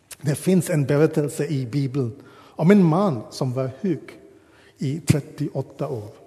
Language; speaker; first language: Swedish; non-native, fluent; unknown